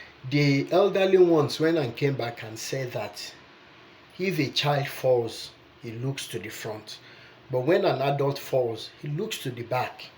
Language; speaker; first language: English; non-native, local second language; Yoruba